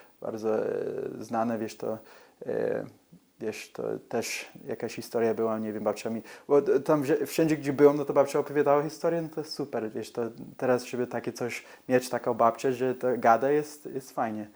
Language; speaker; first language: Polish; early bilingual, heritage; English